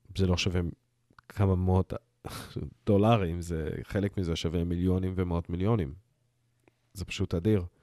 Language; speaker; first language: Hebrew; early bilingual, heritage; Hebrew